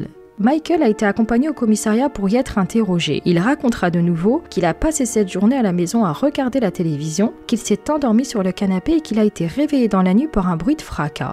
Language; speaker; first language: French; native; French